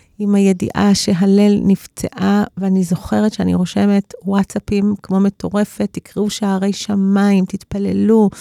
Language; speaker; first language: Hebrew; early bilingual, other home language; English